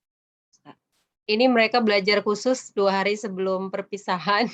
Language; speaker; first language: Indonesian; native; Indonesian